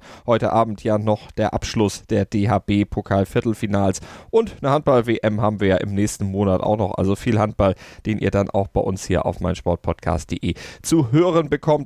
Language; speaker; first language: German; native; German